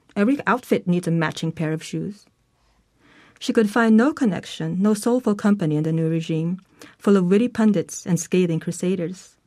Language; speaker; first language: English; non-native, local second language; Filipino